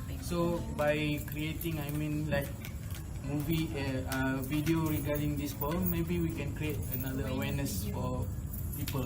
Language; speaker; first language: English; non-native, local second language; Malay